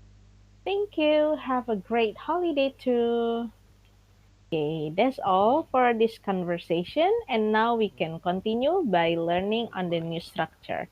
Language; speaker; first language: English; non-native, fluent; Indonesian